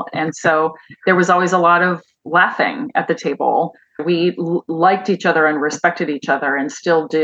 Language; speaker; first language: English; native; English